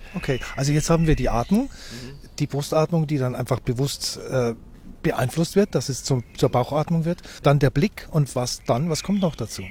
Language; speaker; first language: German; native; German